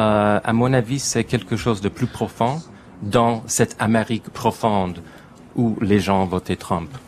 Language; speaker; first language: French; non-native, fluent; English